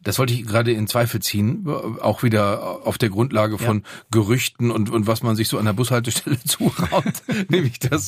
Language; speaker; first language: German; native; German